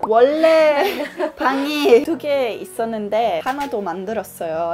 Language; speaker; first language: Korean; non-native, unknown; German